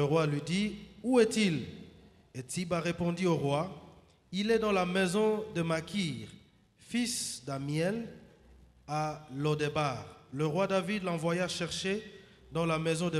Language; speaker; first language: French; non-native, local second language; Lingala